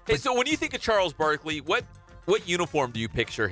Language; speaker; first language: English; native; English